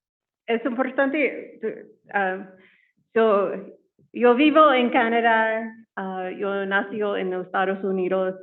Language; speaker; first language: Spanish; non-native, learner; English